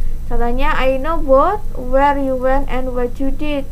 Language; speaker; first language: English; non-native, fluent; Indonesian